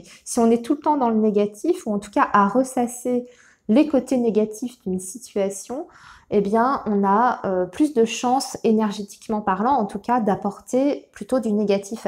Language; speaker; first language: French; native; French